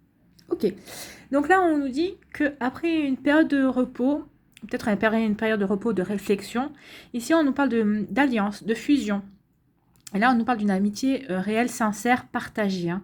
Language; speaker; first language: French; native; French